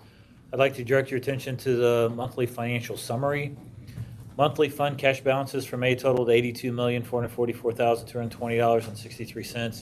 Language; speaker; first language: English; native; English